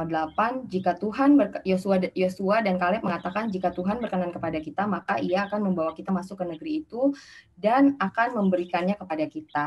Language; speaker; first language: Indonesian; native; Indonesian